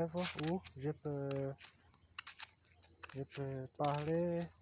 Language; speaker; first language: French; non-native, learner; Portuguese